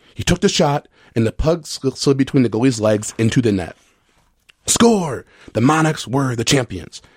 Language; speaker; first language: English; native; English